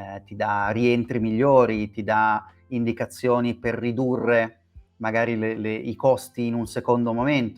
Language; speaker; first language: Italian; native; Italian